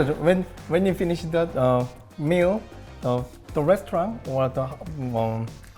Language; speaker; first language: English; non-native, learner; Korean